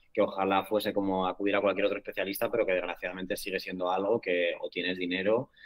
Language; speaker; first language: Spanish; native; Spanish